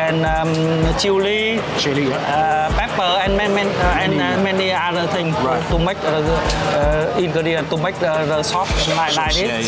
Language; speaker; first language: English; non-native, learner; Vietnamese